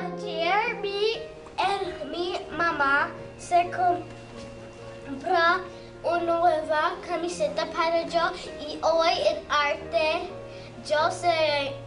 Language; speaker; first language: Spanish; non-native, learner; English